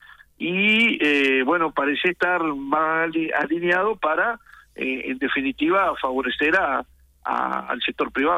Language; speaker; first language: Spanish; native; Spanish